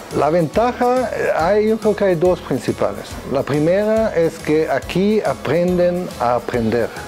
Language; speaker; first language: Spanish; non-native, fluent; German